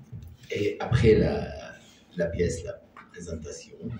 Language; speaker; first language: French; non-native, learner; Arabic